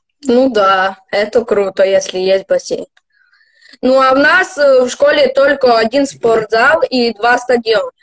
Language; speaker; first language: Russian; non-native, local second language; Ukrainian